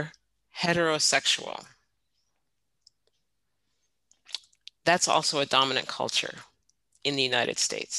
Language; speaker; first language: English; native; English